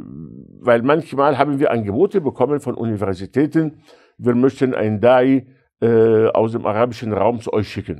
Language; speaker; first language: German; non-native, fluent; Arabic